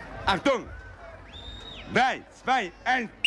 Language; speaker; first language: German; non-native, local second language; Italian